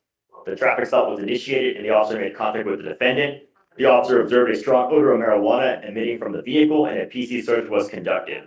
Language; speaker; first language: English; native; English